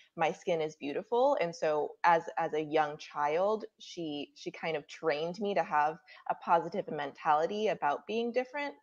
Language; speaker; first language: English; native; English